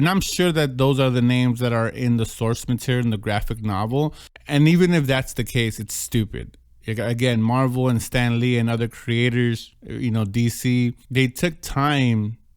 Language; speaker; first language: English; native; English